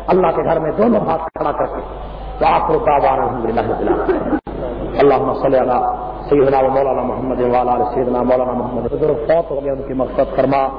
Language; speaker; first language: Urdu; non-native, local second language; Punjabi